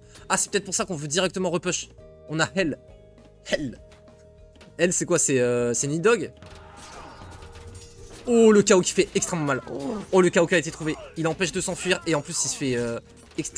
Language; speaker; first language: French; native; French